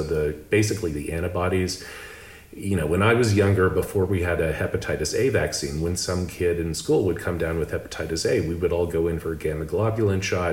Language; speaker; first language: English; native; English